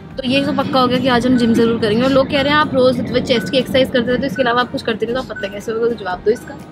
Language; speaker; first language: Hindi; native; Hindi